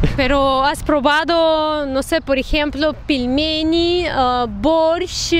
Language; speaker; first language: Spanish; non-native, fluent; Russian